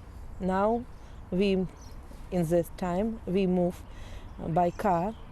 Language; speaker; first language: English; non-native, learner; Ukrainian